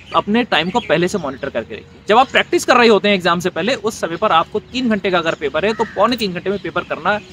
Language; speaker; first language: Hindi; native; Hindi